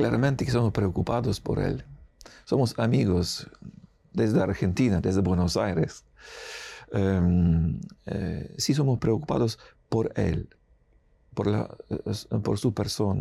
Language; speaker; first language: Spanish; non-native, fluent; Ukrainian